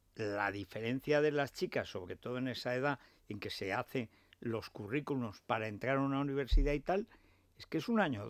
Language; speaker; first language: Spanish; native; Spanish